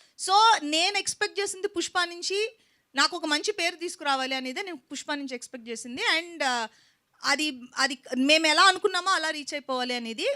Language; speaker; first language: Telugu; native; Telugu